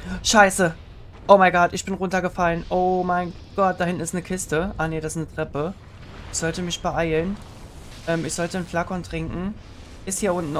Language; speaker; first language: German; native; German